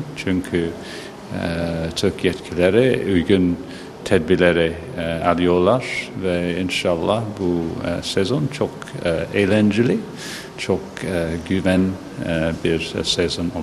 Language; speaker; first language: Turkish; non-native, fluent; English